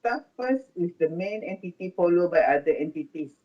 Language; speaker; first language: English; non-native, local second language; Malay